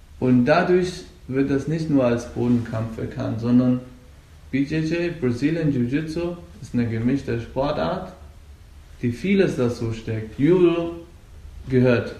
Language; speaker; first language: German; non-native, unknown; Persian